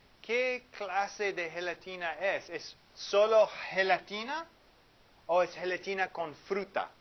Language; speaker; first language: Spanish; non-native, fluent; English